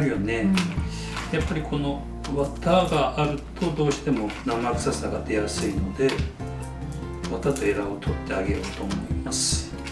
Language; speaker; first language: Japanese; native; Japanese